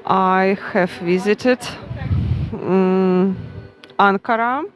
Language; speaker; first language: English; non-native, learner; Russian